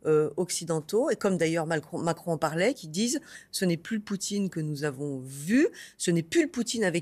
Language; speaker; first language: French; native; French